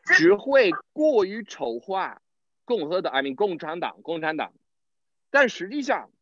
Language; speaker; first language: Chinese; non-native, fluent; English